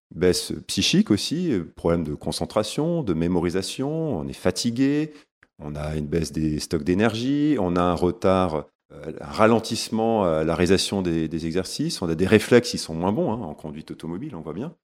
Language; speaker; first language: French; native; French